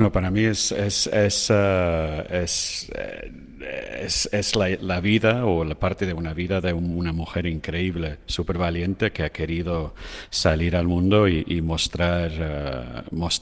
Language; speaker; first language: Spanish; non-native, fluent; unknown